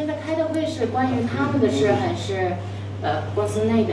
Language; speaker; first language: Chinese; non-native, fluent; Mongolian